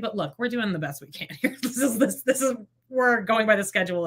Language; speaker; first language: English; native; English